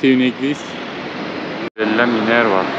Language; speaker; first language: French; non-native, fluent; Turkish